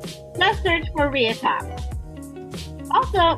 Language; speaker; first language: English; native; English